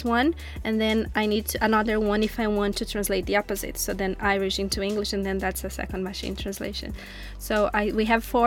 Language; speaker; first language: English; non-native, fluent; Portuguese